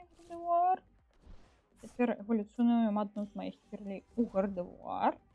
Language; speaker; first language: Belarusian; non-native, local second language; Russian